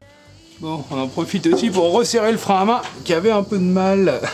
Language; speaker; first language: French; native; French